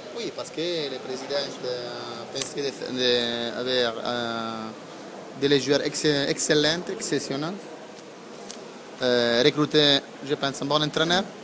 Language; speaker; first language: French; non-native, learner; Italian